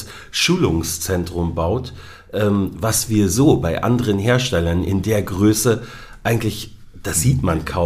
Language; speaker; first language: German; native; German